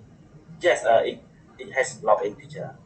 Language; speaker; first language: English; non-native, learner; Khmer